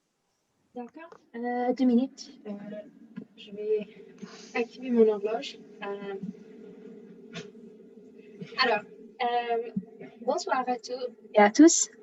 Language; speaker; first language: French; non-native, learner; English